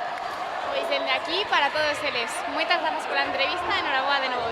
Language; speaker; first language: Galician; native; Galician